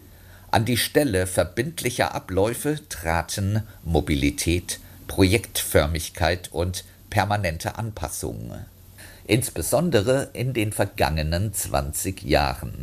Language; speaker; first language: German; native; German